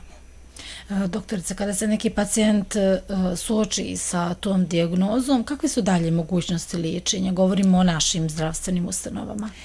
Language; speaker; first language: Croatian; native; Croatian